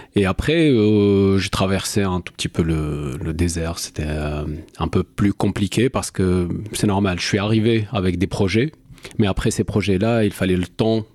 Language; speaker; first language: French; non-native, local second language; Arabic